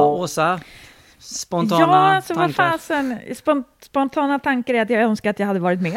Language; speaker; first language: Swedish; native; Swedish